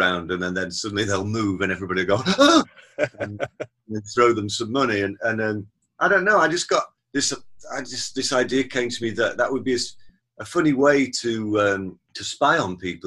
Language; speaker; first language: English; native; English